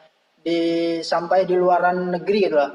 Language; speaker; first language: Indonesian; native; Indonesian